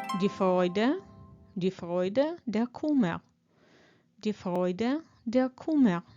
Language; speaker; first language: German; non-native, fluent; Ukrainian